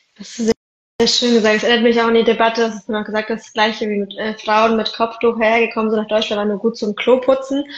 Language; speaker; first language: German; early bilingual, other home language; Arabic